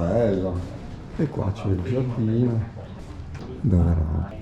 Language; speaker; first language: Italian; native; Italian